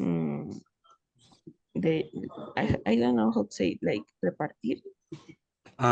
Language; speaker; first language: English; non-native, fluent; Spanish